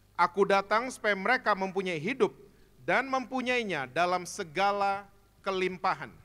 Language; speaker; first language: Indonesian; native; Indonesian